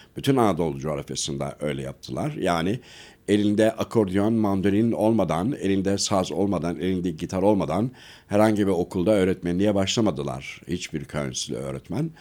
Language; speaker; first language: Turkish; native; Turkish